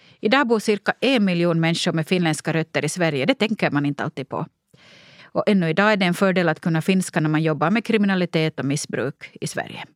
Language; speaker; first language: Swedish; native; Swedish